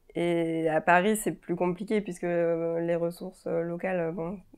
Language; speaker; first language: French; native; French